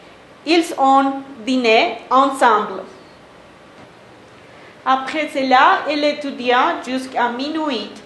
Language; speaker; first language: French; non-native, learner; Spanish